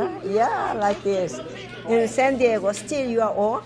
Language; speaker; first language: English; non-native, learner; Korean